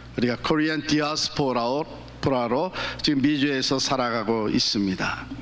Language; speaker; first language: Korean; native; Korean